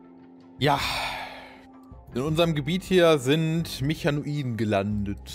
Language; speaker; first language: German; native; German